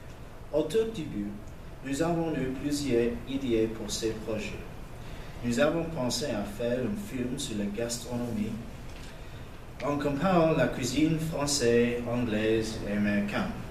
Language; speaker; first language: French; non-native, learner; English